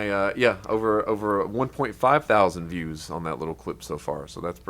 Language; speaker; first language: English; native; English